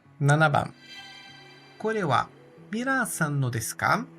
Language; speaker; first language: Japanese; non-native, fluent; Portuguese